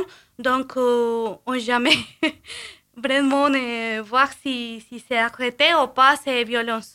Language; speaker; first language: French; non-native, fluent; Spanish